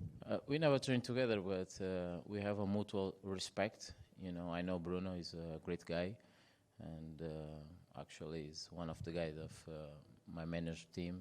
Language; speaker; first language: English; non-native, fluent; Portuguese